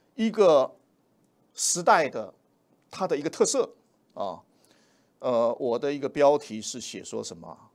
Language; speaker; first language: Chinese; native; Chinese